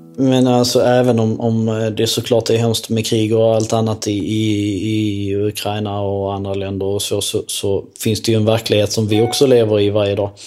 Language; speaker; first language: Swedish; early bilingual, other home language; Albanian